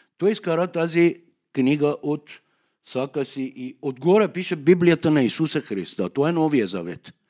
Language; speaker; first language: Bulgarian; non-native, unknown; Persian